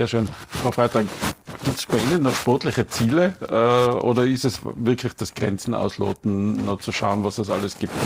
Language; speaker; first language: German; native; German